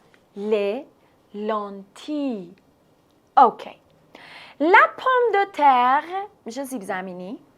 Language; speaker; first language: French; non-native, fluent; Persian